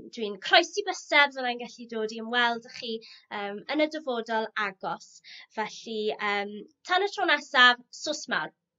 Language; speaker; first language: Welsh; native; Welsh